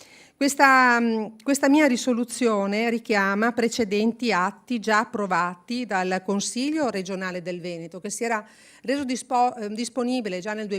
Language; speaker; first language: Italian; native; Italian